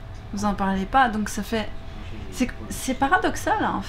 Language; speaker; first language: French; native; French